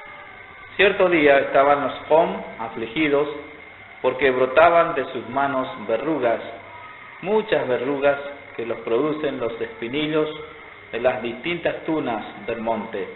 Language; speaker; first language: Spanish; non-native, local second language; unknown